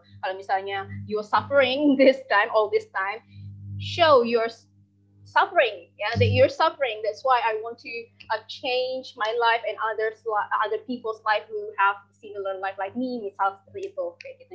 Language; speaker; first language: English; non-native, fluent; Indonesian